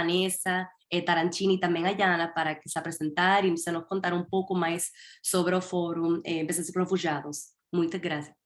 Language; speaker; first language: Portuguese; non-native, fluent; Spanish